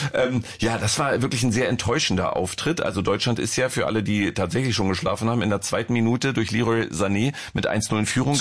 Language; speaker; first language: German; native; German